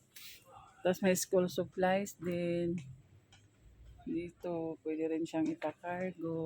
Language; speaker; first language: Filipino; native; Filipino